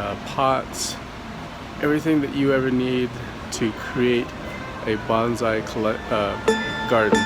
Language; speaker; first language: English; native; English